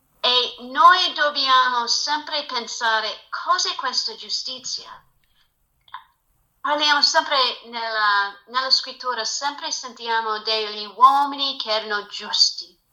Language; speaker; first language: Italian; non-native, fluent; English